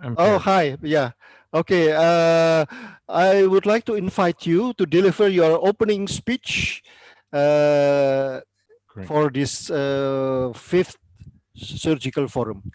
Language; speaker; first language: English; non-native, learner; Indonesian